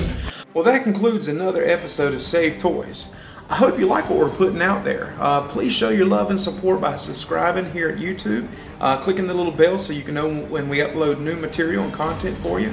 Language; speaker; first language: English; native; English